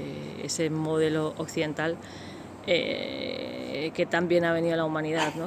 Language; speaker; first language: Spanish; native; Spanish